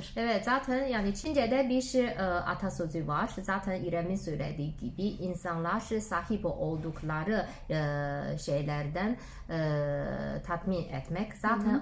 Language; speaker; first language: Turkish; non-native, learner; Chinese